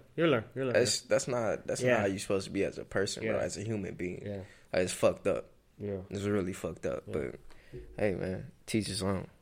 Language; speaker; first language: English; native; English